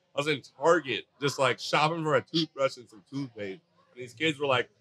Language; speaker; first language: English; native; English